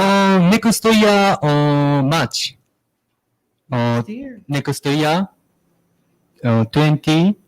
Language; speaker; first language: English; non-native, learner; Japanese